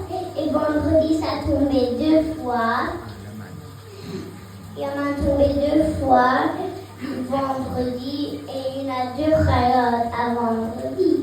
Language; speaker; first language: French; early bilingual, heritage; French